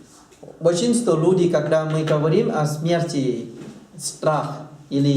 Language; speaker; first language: Russian; non-native, learner; Thai